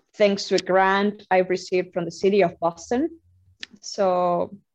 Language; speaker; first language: English; non-native, fluent; Spanish